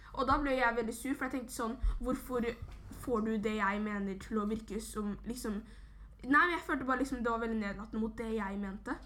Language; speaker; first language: Norwegian; early bilingual, other home language; Somali